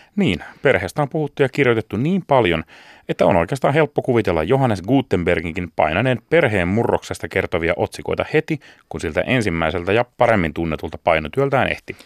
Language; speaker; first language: Finnish; native; Finnish